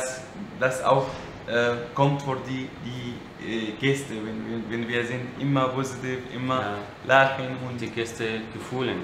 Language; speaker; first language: German; non-native, learner; Arabic